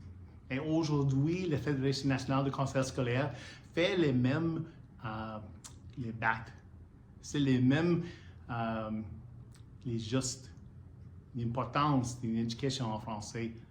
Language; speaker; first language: French; non-native, learner; English